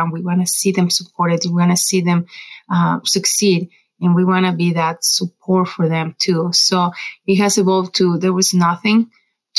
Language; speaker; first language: English; non-native, fluent; Spanish